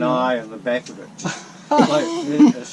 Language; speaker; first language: English; native; English